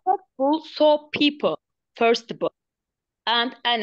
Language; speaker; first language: English; non-native, learner; Turkish